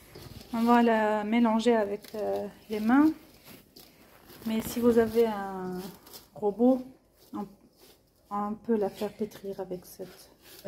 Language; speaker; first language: French; non-native, local second language; Arabic